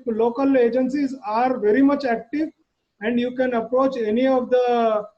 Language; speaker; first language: English; non-native, local second language; Kannada